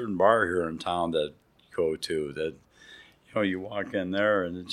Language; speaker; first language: English; native; English